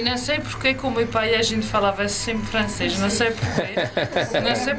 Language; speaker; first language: Portuguese; early bilingual, heritage; Portuguese